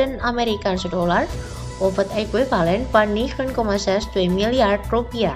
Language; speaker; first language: Dutch; non-native, fluent; Indonesian